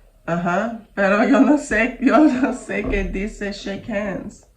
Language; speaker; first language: Spanish; non-native, learner; English